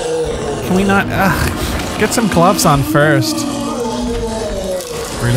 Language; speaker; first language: English; native; English